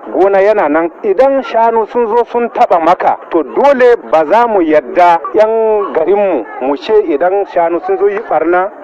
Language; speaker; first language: Hausa; non-native, local second language; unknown